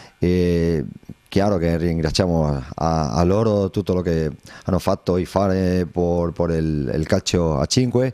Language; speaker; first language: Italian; non-native, learner; Spanish